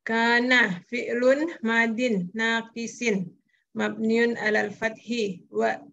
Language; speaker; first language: Arabic; non-native, learner; Indonesian